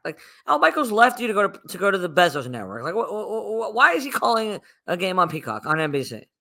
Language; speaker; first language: English; native; English